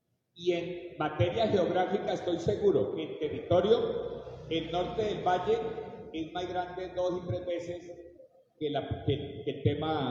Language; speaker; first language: Spanish; native; Spanish